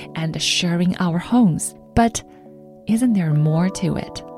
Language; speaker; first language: English; non-native, fluent; Chinese